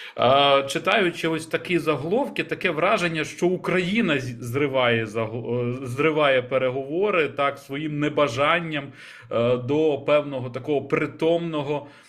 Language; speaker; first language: Ukrainian; native; Ukrainian